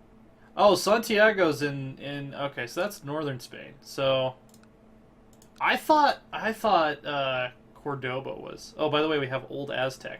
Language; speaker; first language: English; native; English